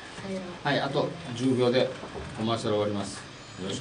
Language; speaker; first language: Japanese; native; Japanese